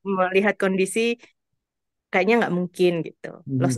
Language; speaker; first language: Indonesian; native; Indonesian